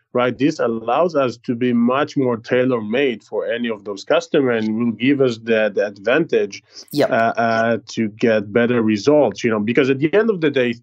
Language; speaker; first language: English; non-native, fluent; Hebrew